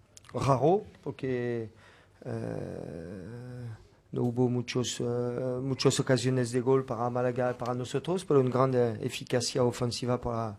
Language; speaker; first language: Spanish; non-native, fluent; French